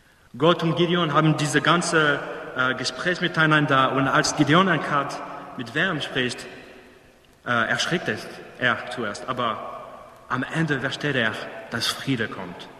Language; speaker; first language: German; non-native, fluent; English